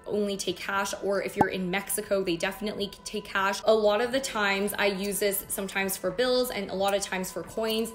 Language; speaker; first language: English; native; English